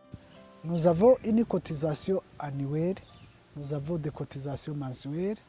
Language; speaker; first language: French; non-native, local second language; Kinyarwanda